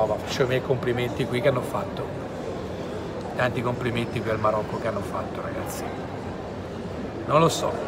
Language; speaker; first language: Italian; native; Italian